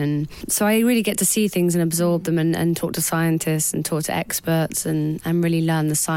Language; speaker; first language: English; native; English